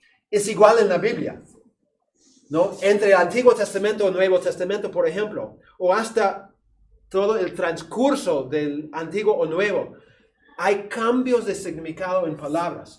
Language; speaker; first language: Spanish; non-native, fluent; English